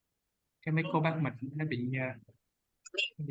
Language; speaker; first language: Vietnamese; native; Vietnamese